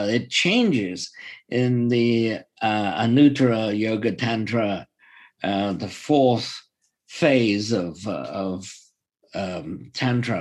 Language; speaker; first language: English; native; English